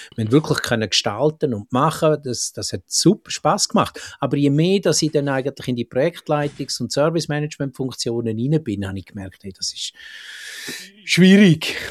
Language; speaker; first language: German; native; German